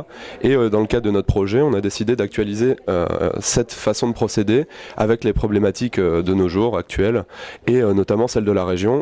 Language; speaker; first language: French; native; French